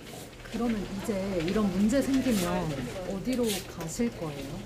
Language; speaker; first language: Korean; native; Korean